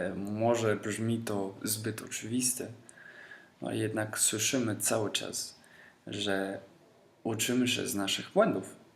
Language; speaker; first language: Polish; non-native, fluent; Spanish